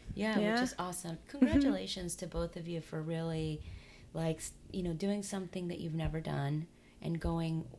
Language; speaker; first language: English; non-native, fluent; Finnish